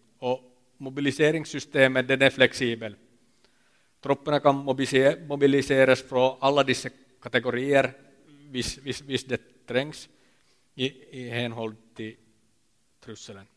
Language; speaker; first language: Swedish; non-native, local second language; Finnish